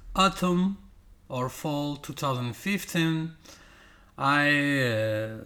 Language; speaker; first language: English; non-native, fluent; Portuguese